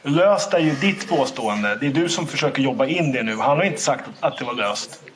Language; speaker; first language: Swedish; native; Swedish